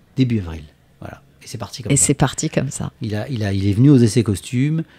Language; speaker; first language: French; native; French